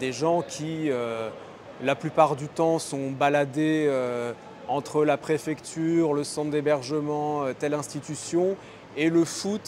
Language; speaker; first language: French; native; French